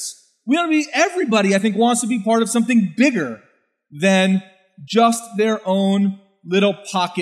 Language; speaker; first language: English; native; English